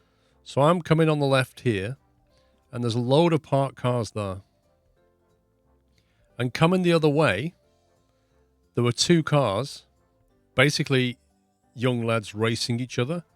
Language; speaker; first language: English; native; English